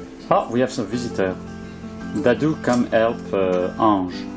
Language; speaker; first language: English; non-native, learner; French